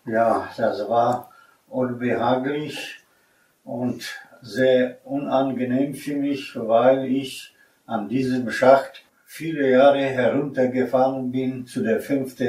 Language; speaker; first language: German; non-native, fluent; Polish